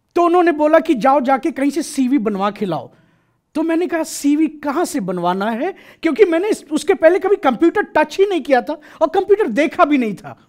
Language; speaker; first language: Hindi; native; Hindi